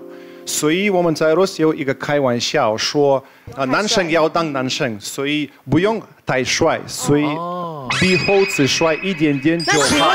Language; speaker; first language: Chinese; non-native, fluent; Russian